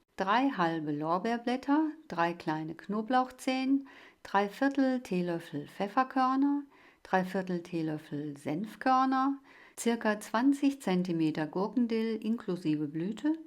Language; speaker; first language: German; native; German